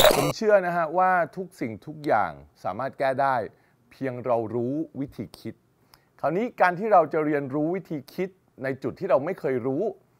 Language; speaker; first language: Thai; native; Thai